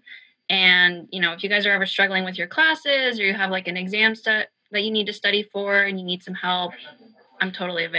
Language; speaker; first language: English; native; English